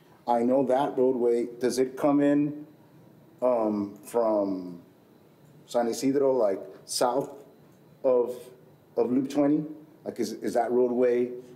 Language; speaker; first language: English; early bilingual, other home language; Spanish